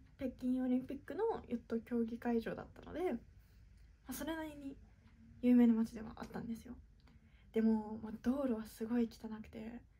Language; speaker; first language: Japanese; native; Japanese